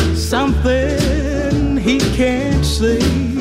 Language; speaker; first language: Dutch; native; Dutch